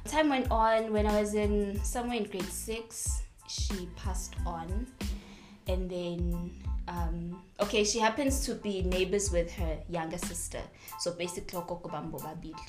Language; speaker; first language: English; non-native, local second language; Zulu